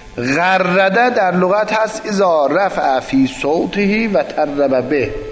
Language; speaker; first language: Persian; non-native, local second language; Azerbaijani